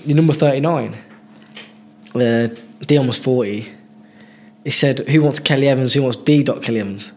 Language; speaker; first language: English; native; English